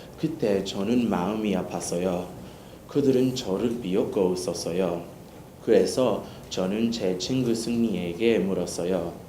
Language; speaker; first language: Korean; non-native, learner; English